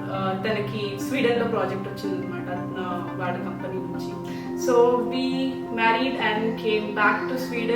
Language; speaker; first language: Telugu; non-native, local second language; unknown